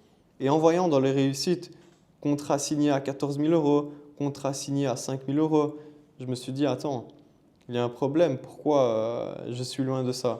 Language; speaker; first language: French; native; French